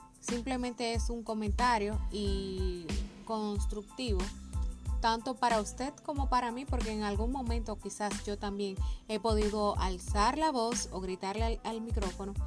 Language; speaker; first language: Spanish; native; Spanish